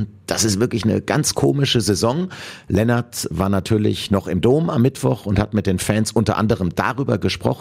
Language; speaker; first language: German; native; German